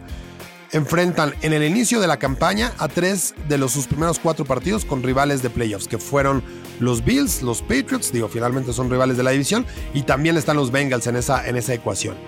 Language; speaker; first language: Spanish; native; Spanish